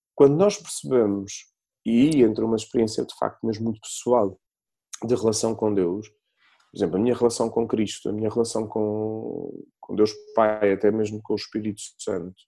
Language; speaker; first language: Portuguese; native; Portuguese